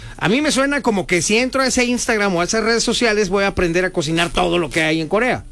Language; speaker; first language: Spanish; native; Spanish